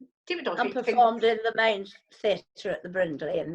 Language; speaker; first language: English; native; English